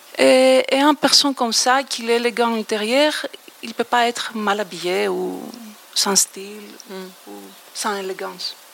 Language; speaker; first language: French; non-native, fluent; Greek